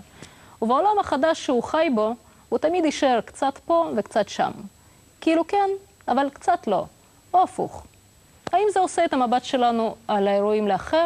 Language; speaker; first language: Hebrew; non-native, local second language; Russian